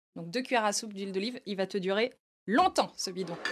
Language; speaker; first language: French; native; French